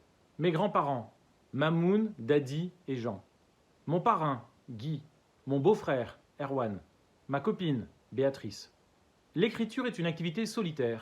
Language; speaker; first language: French; native; French